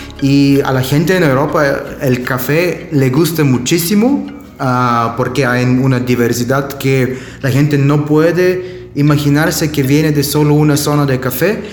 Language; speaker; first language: Spanish; non-native, learner; German